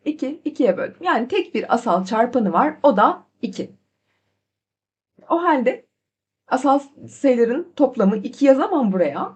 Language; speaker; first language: Turkish; native; Turkish